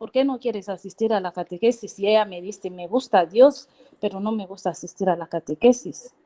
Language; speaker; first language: Spanish; non-native, fluent; Portuguese